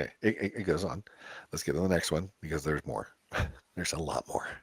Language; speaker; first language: English; native; English